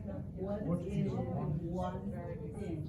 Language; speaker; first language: English; non-native, learner; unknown